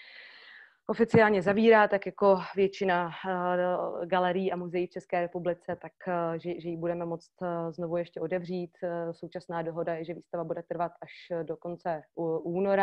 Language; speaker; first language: Czech; native; Czech